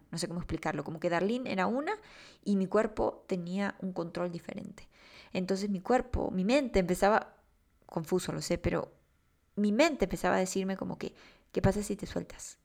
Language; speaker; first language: Spanish; native; Spanish